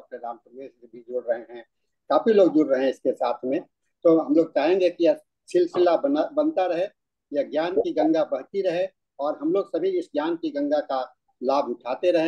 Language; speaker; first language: Hindi; native; Hindi